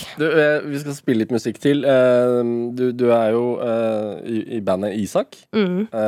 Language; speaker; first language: Norwegian; native; Norwegian